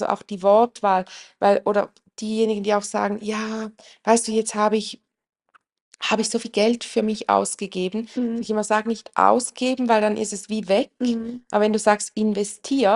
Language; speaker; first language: German; native; German